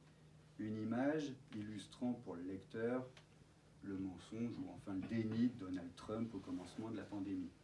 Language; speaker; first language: French; native; French